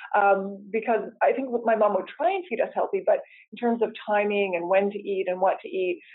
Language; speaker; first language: English; native; English